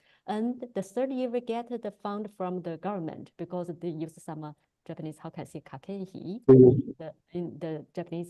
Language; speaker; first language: English; non-native, learner; Chinese